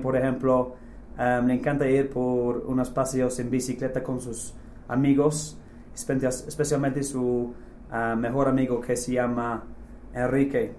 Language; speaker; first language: Spanish; non-native, fluent; English